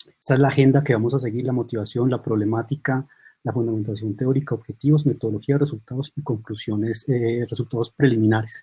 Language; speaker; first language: Spanish; native; Spanish